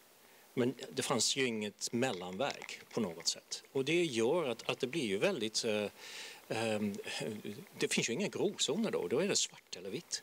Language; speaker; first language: Swedish; non-native, fluent; Dutch